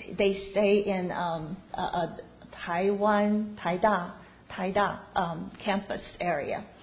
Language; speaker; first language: English; non-native, fluent; Chinese